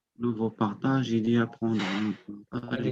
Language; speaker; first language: French; non-native, local second language; Arabic